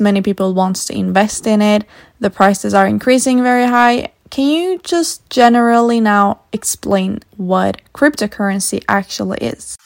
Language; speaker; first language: English; non-native, fluent; Swedish